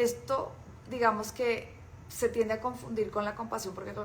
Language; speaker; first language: Spanish; native; Spanish